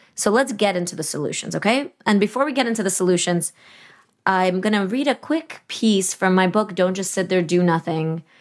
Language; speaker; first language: English; early bilingual, other home language; Russian